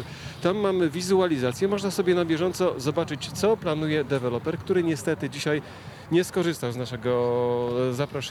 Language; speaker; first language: Polish; native; Polish